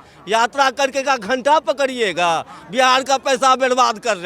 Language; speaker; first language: Hindi; native; Hindi